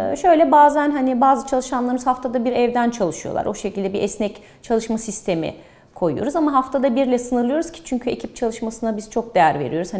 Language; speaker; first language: Turkish; early bilingual, heritage; Turkish